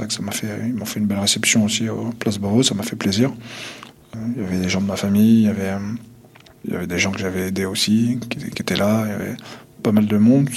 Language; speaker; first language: French; non-native, local second language; Kabyle